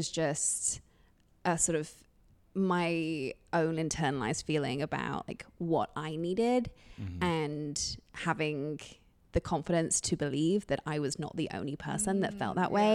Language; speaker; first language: English; native; English